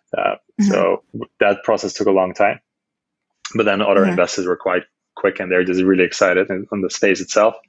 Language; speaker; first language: English; non-native, fluent; Dutch